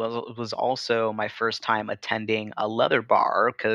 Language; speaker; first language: English; native; English